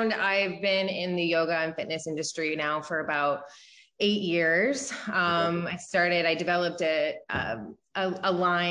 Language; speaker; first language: English; native; English